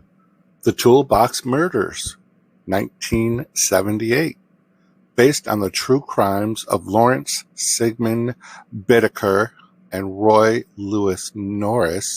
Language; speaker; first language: English; native; English